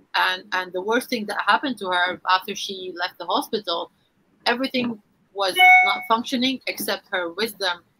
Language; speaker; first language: English; non-native, fluent; Arabic